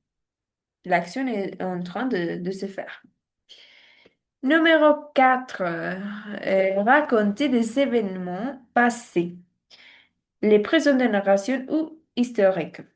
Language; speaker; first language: French; non-native, learner; Spanish